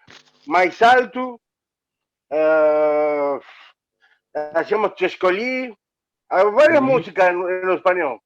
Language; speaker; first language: Portuguese; non-native, learner; Spanish